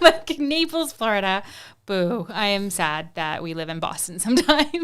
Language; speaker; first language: English; native; English